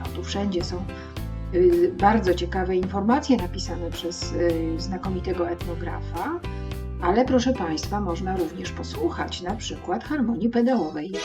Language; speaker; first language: Polish; native; Polish